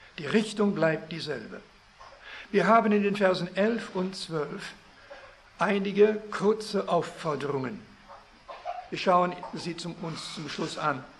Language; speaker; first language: German; early bilingual, heritage; German